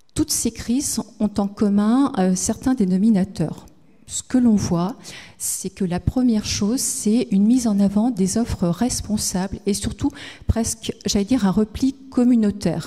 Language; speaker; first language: French; native; French